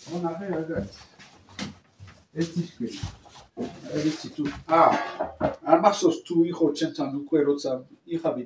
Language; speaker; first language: Georgian; non-native, learner; French